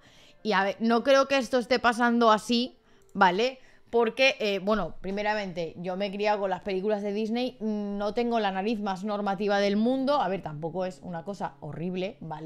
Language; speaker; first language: Spanish; native; Spanish